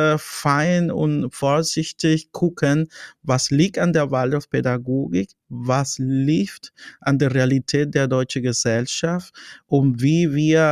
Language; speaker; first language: German; non-native, fluent; Spanish